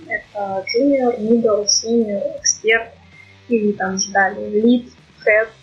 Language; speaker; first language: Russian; native; Russian